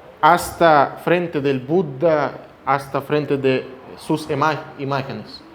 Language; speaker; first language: Spanish; non-native, fluent; Russian